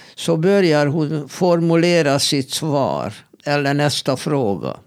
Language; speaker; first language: Swedish; non-native, fluent; Hebrew